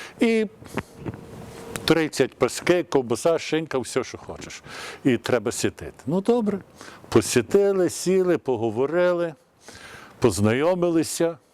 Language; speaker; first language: Ukrainian; early bilingual, heritage; Ukrainian